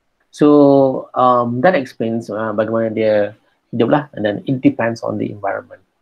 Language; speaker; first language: English; non-native, local second language; Malay